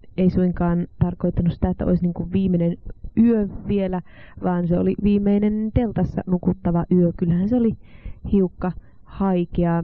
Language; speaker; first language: Finnish; native; Finnish